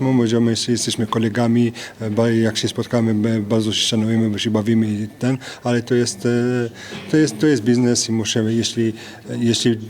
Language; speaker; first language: Polish; non-native, fluent; French